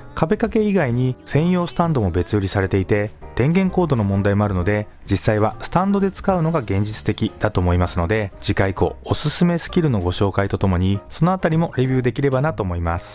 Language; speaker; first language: Japanese; native; Japanese